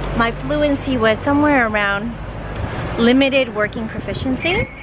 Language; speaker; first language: English; native; English